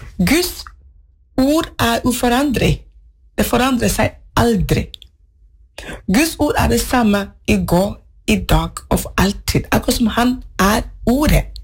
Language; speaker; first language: Norwegian; non-native, fluent; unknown